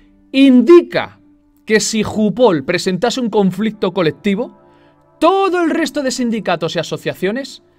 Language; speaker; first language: Spanish; native; Spanish